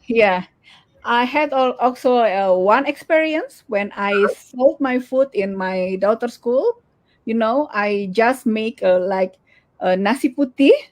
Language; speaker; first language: English; non-native, learner; Indonesian